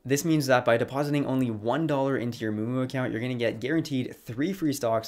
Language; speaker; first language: English; native; English